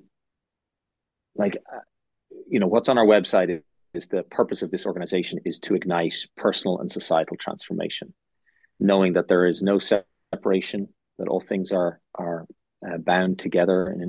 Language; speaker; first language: English; native; English